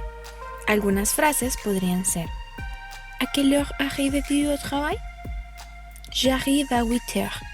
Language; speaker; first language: French; non-native, fluent; Spanish